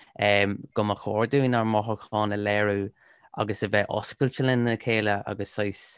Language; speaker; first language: Irish; non-native, local second language; English